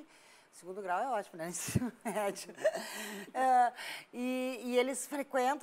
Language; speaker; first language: Portuguese; native; Portuguese